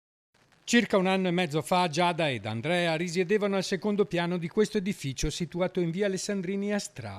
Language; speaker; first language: Italian; native; Italian